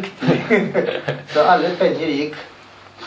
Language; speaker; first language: Norwegian; non-native, learner; Polish